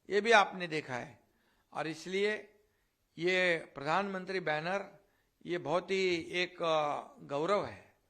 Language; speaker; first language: Hindi; non-native, local second language; Marathi